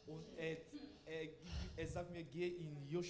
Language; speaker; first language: German; non-native, learner; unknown